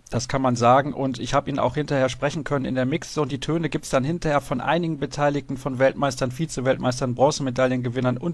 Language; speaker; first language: German; native; German